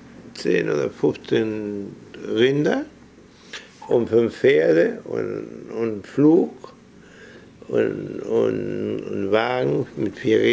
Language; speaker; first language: German; early bilingual, heritage; German